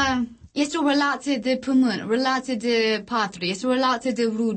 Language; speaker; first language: Romanian; non-native, learner; English